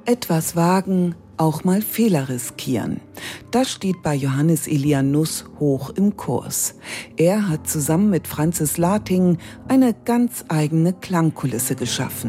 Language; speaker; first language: German; native; German